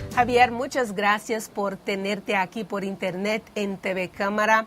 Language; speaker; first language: Spanish; non-native, fluent; Portuguese